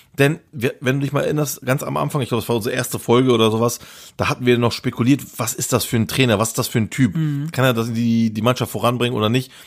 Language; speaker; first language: German; early bilingual, other home language; Turkish